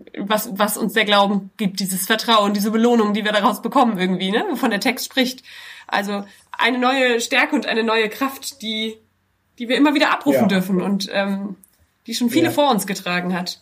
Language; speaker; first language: German; native; German